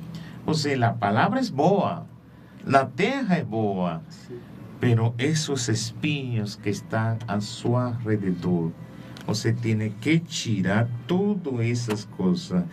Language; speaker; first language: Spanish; non-native, learner; Portuguese